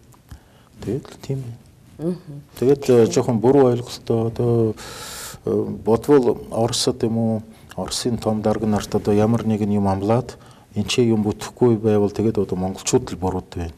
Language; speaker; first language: Mongolian; non-native, fluent; Russian